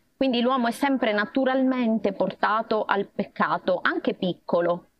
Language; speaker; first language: Italian; native; Italian